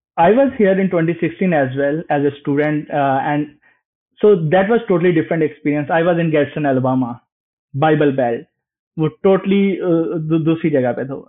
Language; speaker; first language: English; non-native, local second language; Hindi